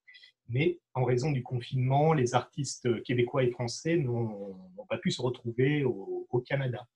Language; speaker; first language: French; native; French